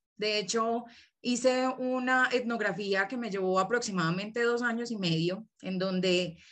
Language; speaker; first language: Spanish; native; Spanish